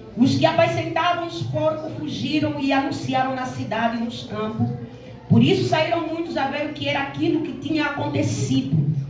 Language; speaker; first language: Portuguese; native; Portuguese